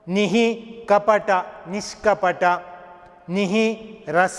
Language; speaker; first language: Hindi; non-native, local second language; Kannada